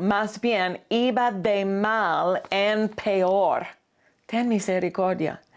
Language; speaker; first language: Spanish; non-native, fluent; English